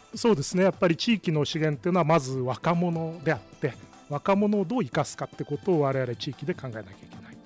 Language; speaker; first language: Japanese; native; Japanese